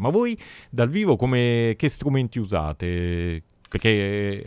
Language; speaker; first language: Italian; native; Italian